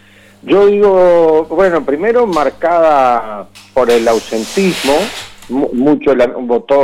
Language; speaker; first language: Spanish; native; Spanish